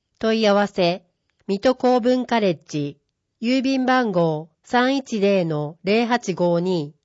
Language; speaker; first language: Japanese; native; Japanese